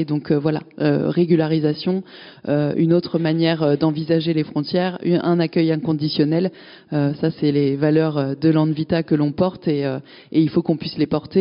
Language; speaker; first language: French; native; French